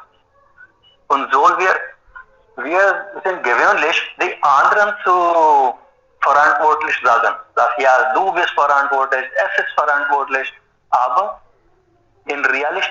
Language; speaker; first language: German; non-native, fluent; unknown